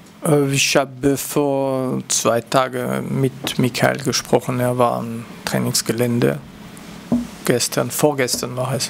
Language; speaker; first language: German; non-native, local second language; French